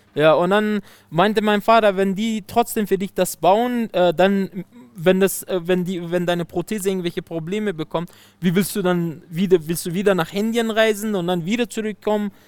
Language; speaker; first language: German; non-native, fluent; Persian